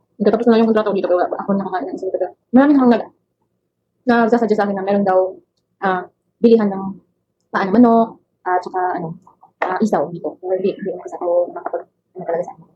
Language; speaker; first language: Filipino; non-native, local second language; Cebuano